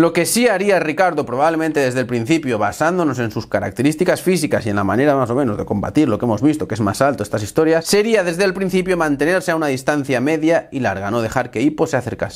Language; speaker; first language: Spanish; native; Spanish